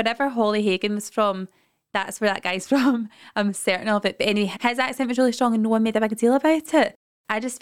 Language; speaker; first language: English; native; English